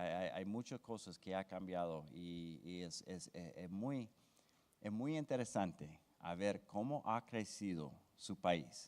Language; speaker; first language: Spanish; non-native, fluent; English